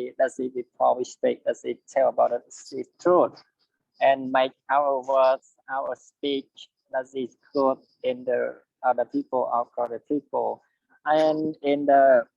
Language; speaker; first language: English; non-native, learner; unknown